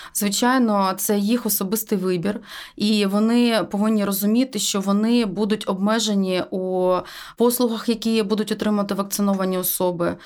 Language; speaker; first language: Ukrainian; native; Ukrainian